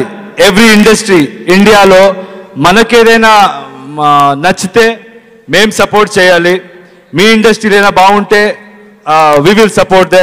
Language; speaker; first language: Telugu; non-native, learner; Kannada